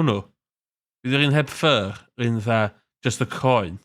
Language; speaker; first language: Welsh; native; Welsh